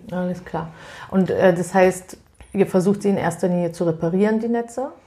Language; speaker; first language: German; native; German